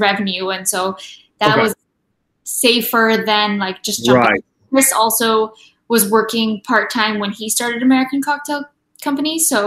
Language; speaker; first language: English; non-native, local second language; Filipino